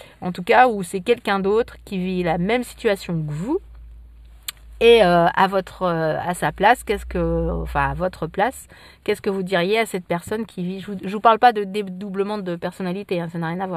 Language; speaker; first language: French; native; French